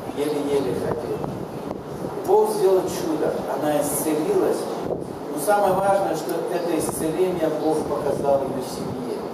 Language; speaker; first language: Russian; non-native, local second language; Kazakh